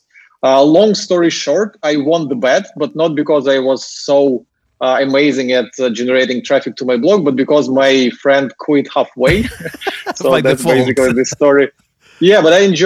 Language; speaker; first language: English; non-native, fluent; Russian